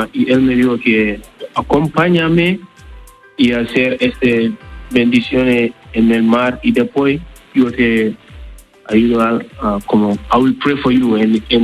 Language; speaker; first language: Spanish; non-native, learner; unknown